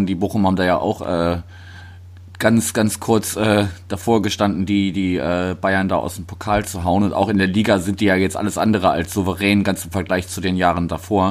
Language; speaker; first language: German; native; German